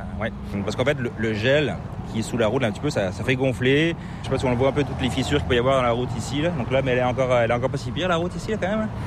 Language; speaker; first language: French; native; French